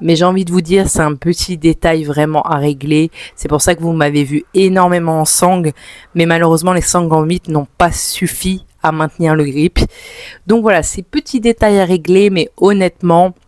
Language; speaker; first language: French; native; French